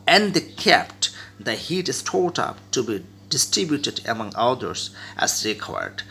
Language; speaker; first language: English; non-native, local second language; Bangla